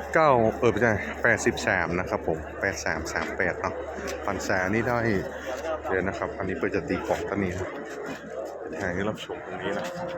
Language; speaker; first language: Thai; native; Thai